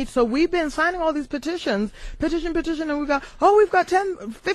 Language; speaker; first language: English; native; English